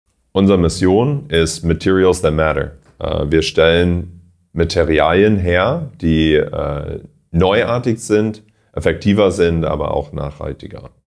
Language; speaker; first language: German; non-native, fluent; English